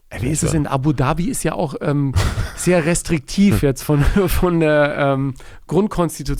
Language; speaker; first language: German; native; German